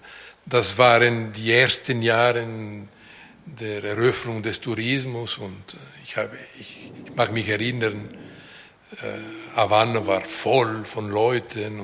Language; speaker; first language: German; non-native, local second language; Italian